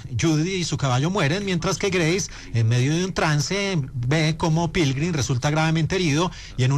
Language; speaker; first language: Spanish; native; Spanish